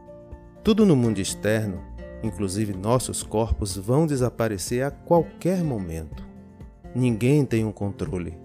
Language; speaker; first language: Portuguese; native; Portuguese